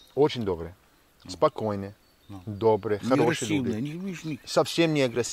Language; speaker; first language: Russian; non-native, learner; English